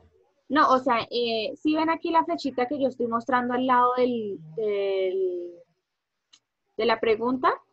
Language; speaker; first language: Spanish; native; Spanish